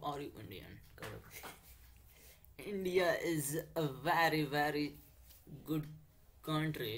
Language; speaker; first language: English; non-native, learner; Hindi